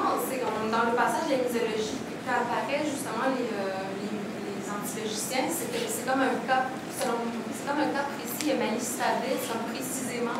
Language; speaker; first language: French; native; French